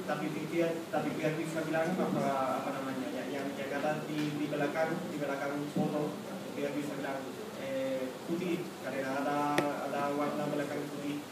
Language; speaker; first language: Indonesian; non-native, fluent; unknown